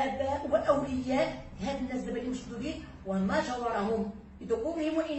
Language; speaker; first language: Arabic; native; Arabic